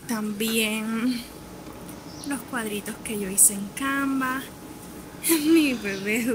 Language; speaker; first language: Portuguese; non-native, learner; Spanish